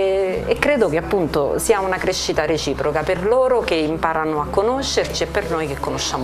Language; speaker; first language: Italian; native; Italian